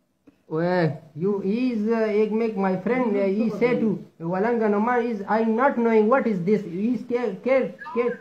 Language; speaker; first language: English; non-native, learner; Urdu